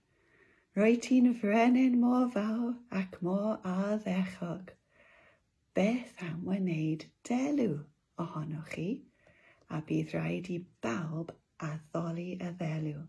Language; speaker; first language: Welsh; non-native, local second language; English